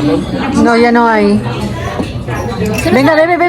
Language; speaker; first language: Spanish; non-native, fluent; Filipino